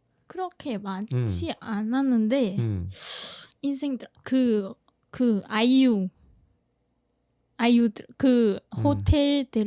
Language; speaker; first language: Korean; non-native, fluent; Thai